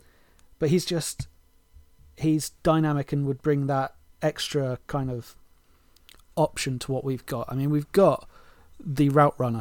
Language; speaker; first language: English; native; English